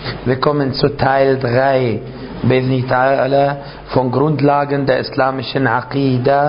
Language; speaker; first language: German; non-native, fluent; Arabic